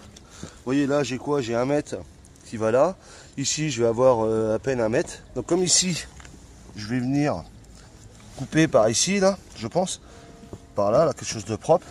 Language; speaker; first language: French; native; French